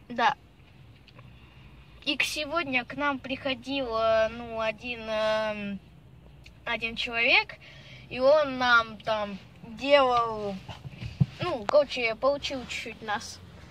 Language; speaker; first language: Russian; early bilingual, heritage; Russian